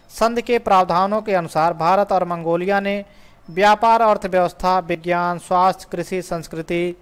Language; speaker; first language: Hindi; native; Hindi